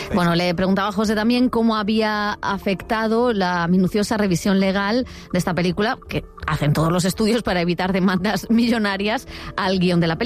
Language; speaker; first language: Spanish; native; Spanish